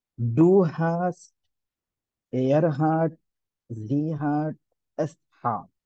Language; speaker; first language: German; non-native, learner; Hindi